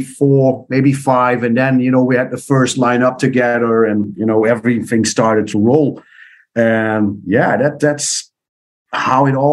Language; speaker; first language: English; non-native, fluent; Dutch